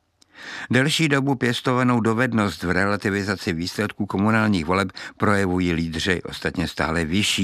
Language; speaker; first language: Czech; native; Czech